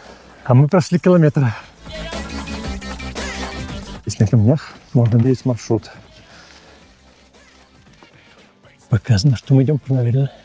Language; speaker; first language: Russian; native; Russian